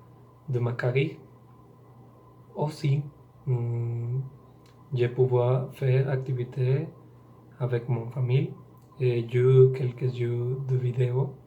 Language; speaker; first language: French; non-native, learner; Spanish